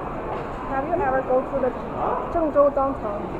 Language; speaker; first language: English; non-native, learner; Chinese